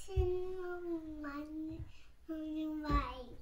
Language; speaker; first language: Korean; early bilingual, heritage; Korean